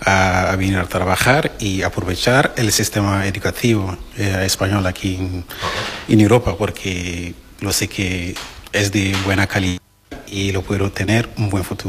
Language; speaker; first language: Spanish; non-native, learner; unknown